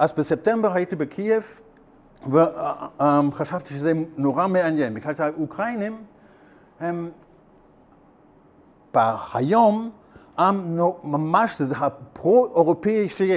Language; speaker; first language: Hebrew; non-native, learner; German